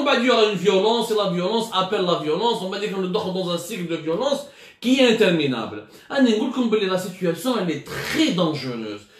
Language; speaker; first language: French; non-native, local second language; Arabic